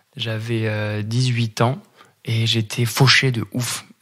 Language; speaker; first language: French; native; French